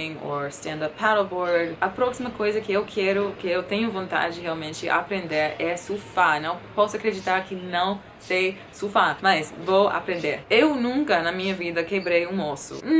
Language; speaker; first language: Portuguese; non-native, fluent; English